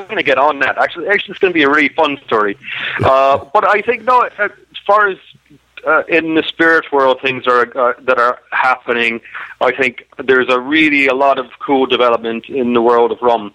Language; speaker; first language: English; native; English